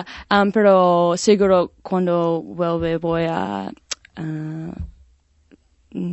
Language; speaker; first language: Spanish; non-native, fluent; English